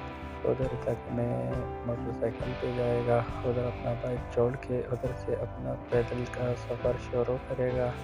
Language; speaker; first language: Hindi; non-native, local second language; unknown